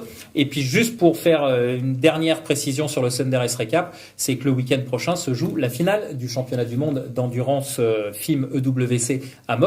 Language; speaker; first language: French; native; French